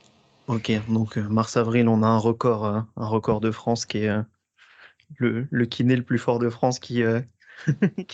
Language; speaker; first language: French; native; French